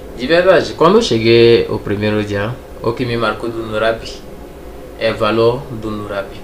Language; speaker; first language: Portuguese; non-native, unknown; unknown